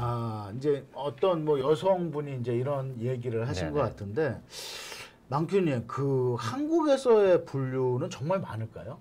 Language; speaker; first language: Korean; native; Korean